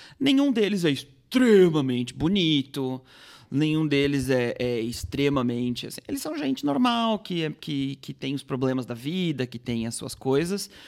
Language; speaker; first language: Portuguese; native; Portuguese